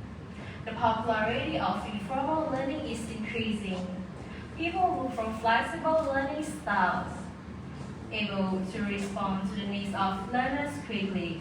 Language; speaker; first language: English; non-native, fluent; Thai